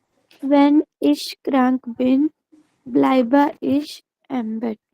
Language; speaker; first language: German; non-native, learner; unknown